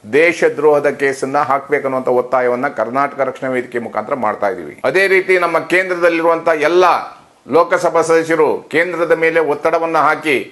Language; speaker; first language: Kannada; native; Kannada